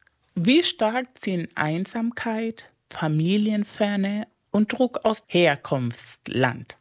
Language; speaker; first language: German; non-native, fluent; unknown